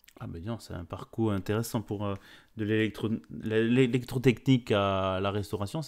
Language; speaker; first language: French; native; French